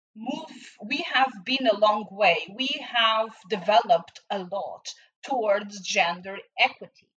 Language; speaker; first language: English; non-native, fluent; Portuguese